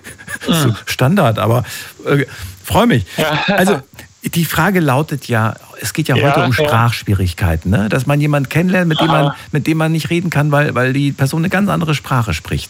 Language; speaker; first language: German; native; German